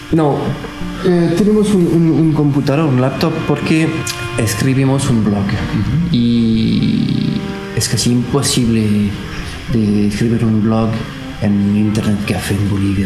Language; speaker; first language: Spanish; non-native, learner; French